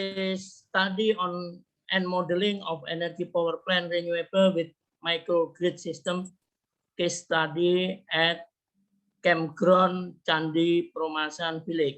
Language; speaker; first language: English; non-native, learner; Indonesian